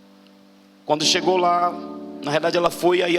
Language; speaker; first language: Portuguese; native; Portuguese